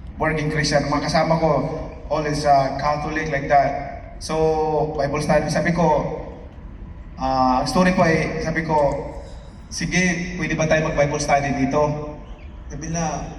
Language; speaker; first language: Filipino; non-native, local second language; Cebuano